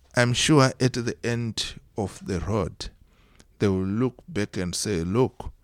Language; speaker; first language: English; non-native, local second language; Shona